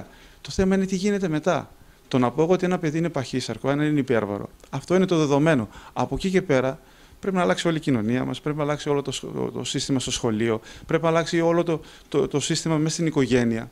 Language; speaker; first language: Greek; native; Greek